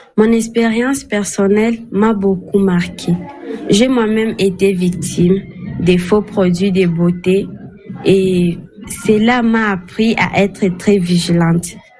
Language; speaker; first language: French; non-native, local second language; Swahili